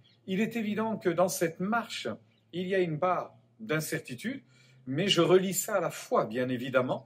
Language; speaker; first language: French; native; French